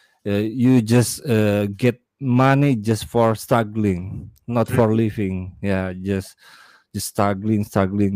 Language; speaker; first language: English; non-native, learner; Indonesian